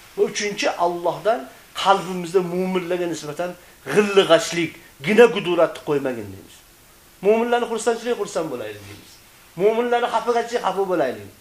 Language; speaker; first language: Uzbek; native; Uzbek